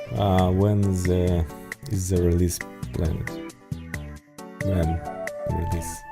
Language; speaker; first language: English; non-native, learner; Ukrainian